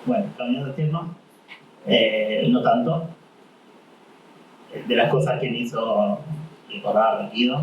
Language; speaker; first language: Spanish; non-native, fluent; Arabic